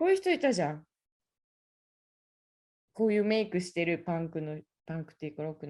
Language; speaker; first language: Japanese; native; Japanese